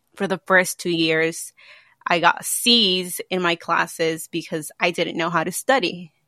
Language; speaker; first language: English; early bilingual, other home language; Spanish